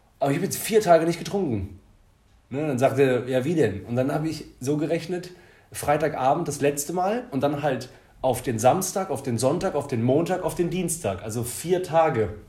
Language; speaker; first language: German; native; German